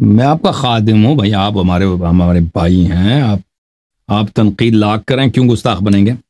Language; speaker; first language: Urdu; non-native, fluent; Persian